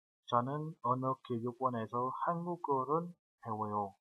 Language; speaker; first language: Korean; non-native, fluent; Vietnamese